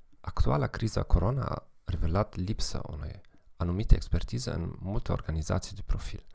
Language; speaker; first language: Romanian; non-native, fluent; German